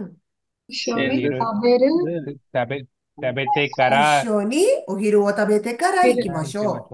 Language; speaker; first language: Japanese; non-native, fluent; Tamil